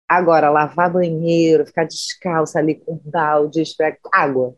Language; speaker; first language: Portuguese; native; Portuguese